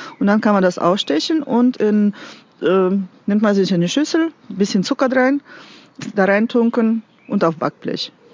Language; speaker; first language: German; non-native, fluent; Russian